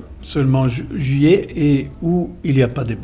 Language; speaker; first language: French; non-native, fluent; German